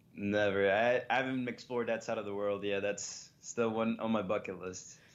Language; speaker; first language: English; early bilingual, other home language; Spanish